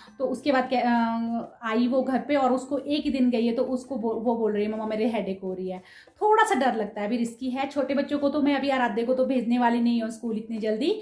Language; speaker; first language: Hindi; non-native, local second language; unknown